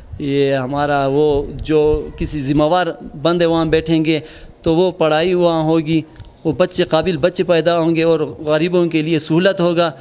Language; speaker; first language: Urdu; non-native, local second language; Khowar